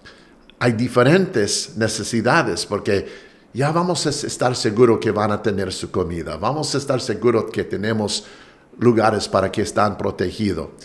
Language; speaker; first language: Spanish; non-native, fluent; English